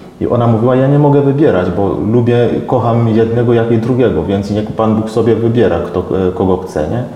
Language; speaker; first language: Polish; non-native, fluent; French